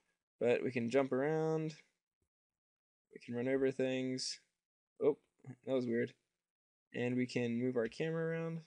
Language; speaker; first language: English; native; English